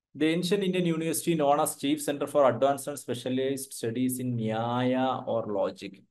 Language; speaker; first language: English; non-native, local second language; Malayalam